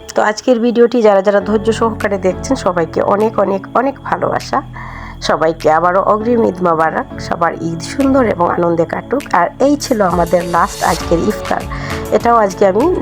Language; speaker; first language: Bangla; non-native, local second language; Sylheti